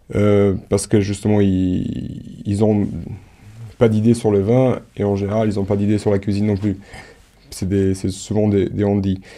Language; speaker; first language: French; non-native, fluent; Romanian